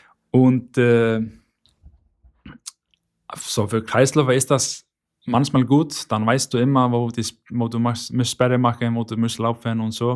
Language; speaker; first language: German; non-native, learner; Icelandic